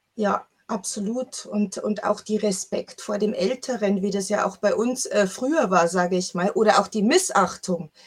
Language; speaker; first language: German; native; German